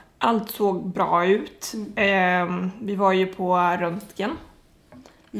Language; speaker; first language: Swedish; native; Swedish